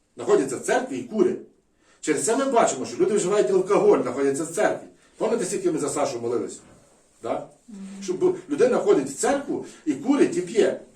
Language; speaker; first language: Ukrainian; non-native, local second language; Russian